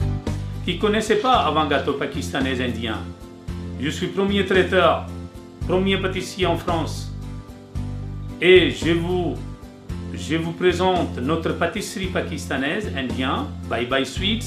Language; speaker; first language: French; non-native, learner; Urdu